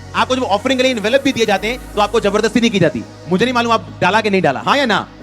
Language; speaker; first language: Hindi; non-native, local second language; Punjabi